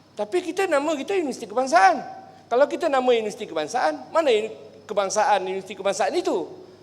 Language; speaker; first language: Malay; native; Malay